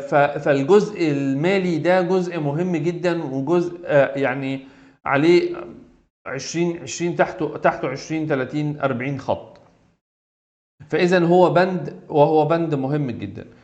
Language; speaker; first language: Arabic; native; Arabic